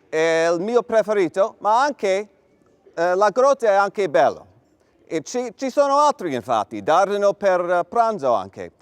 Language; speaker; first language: Italian; non-native, fluent; English